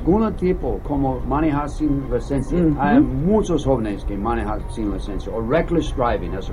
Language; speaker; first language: Spanish; non-native, learner; English